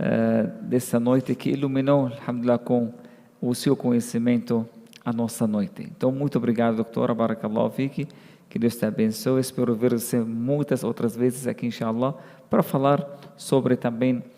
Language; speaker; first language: Portuguese; non-native, fluent; Arabic